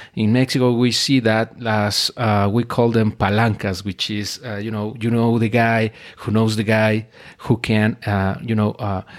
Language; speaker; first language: English; non-native, fluent; Spanish